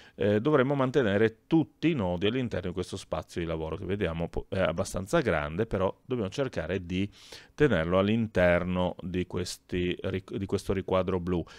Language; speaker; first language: Italian; native; Italian